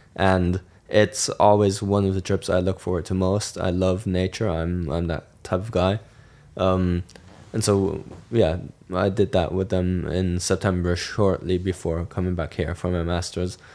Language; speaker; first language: English; non-native, fluent; German